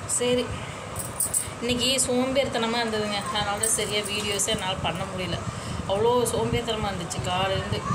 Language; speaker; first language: Tamil; non-native, local second language; Telugu